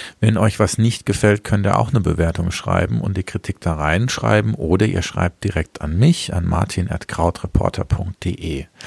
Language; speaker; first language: German; native; German